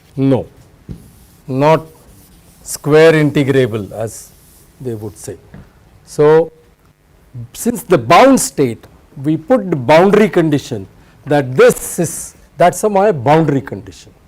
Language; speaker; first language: English; non-native, local second language; Marathi